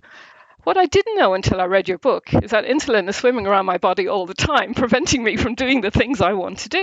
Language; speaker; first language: English; native; English